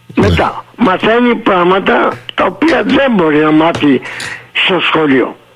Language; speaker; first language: Greek; native; Greek